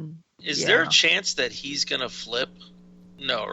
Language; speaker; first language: English; native; English